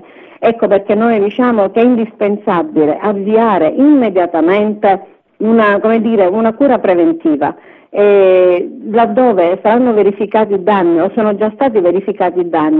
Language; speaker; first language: Italian; native; Italian